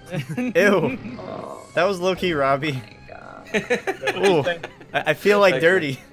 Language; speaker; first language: English; native; English